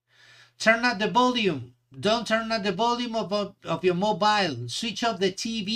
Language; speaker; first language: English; non-native, fluent; Spanish